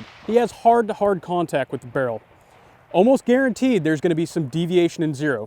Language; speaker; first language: English; native; English